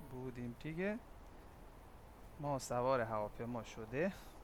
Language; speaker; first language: Persian; non-native, fluent; Urdu